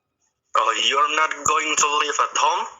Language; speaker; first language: English; non-native, learner; Indonesian